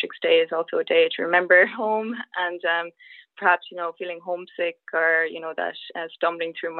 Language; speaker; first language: English; native; English